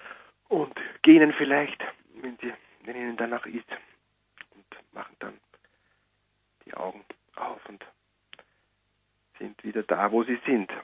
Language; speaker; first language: German; native; German